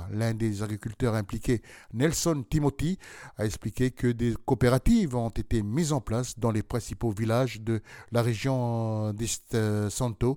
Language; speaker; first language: French; native; French